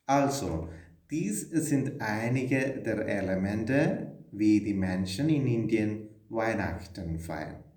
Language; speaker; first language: German; non-native, fluent; Malayalam